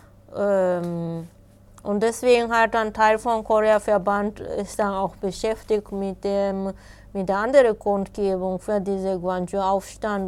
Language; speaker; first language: German; non-native, fluent; Japanese